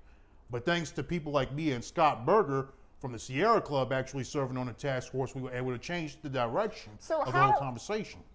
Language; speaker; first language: English; native; English